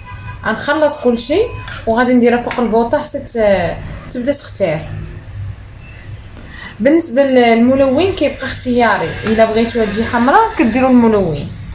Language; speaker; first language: Arabic; native; Arabic